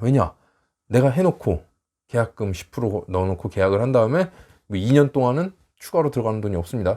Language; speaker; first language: Korean; native; Korean